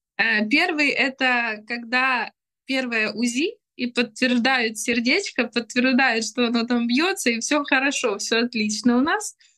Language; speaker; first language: Russian; native; Russian